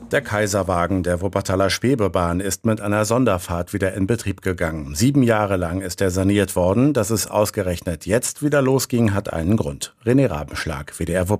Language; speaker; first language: German; native; German